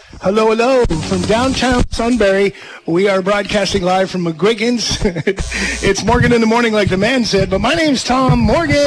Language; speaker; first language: English; native; English